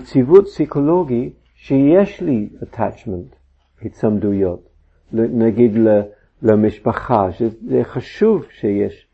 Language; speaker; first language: Hebrew; non-native, fluent; English